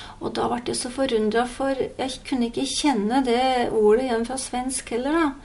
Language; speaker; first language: Norwegian; native; Norwegian